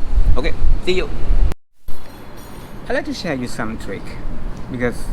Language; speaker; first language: English; non-native, fluent; Thai